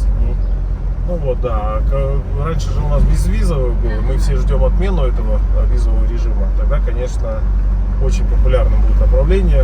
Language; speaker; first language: Russian; native; Russian